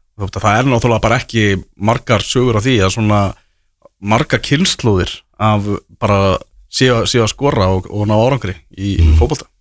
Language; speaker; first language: Icelandic; native; Icelandic